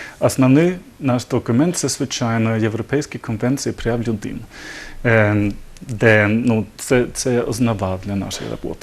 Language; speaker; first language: Ukrainian; non-native, learner; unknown